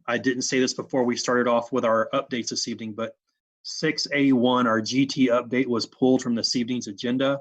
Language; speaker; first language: English; native; English